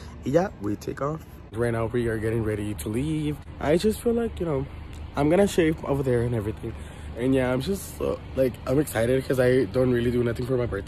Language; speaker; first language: English; early bilingual, other home language; Spanish